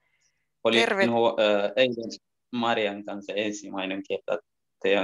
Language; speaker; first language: Finnish; non-native, learner; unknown